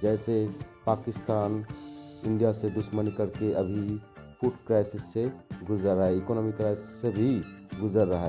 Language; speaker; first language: Hindi; non-native, local second language; Bangla